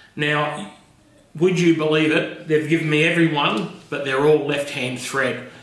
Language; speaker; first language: English; native; English